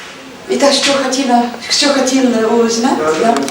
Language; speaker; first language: Russian; non-native, learner; Dutch